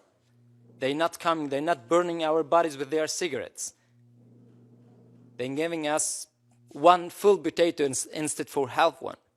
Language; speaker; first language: English; non-native, local second language; Arabic